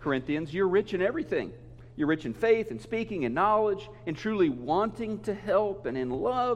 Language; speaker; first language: English; native; English